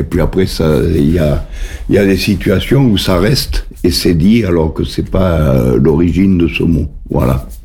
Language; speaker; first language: French; native; French